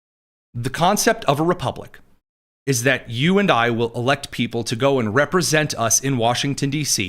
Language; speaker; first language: English; native; English